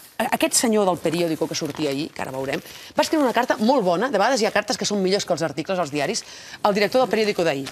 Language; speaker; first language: Catalan; native; Catalan